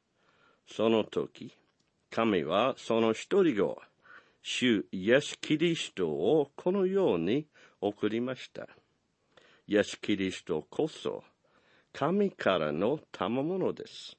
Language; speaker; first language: Japanese; non-native, fluent; English